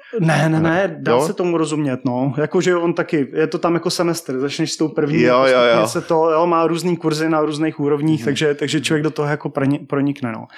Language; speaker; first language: Czech; native; Czech